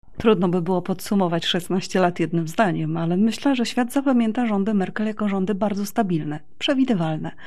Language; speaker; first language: Polish; native; Polish